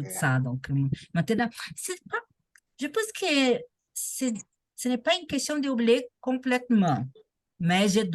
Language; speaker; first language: French; non-native, learner; Portuguese